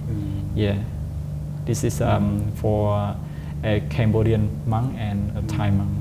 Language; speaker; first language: English; non-native, fluent; Khmer